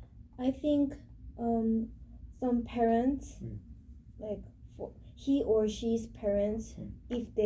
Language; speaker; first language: English; non-native, learner; Korean